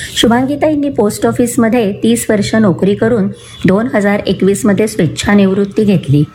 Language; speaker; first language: Marathi; native; Marathi